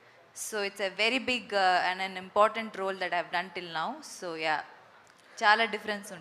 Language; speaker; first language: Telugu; non-native, fluent; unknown